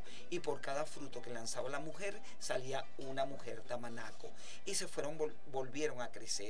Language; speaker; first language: Spanish; native; Spanish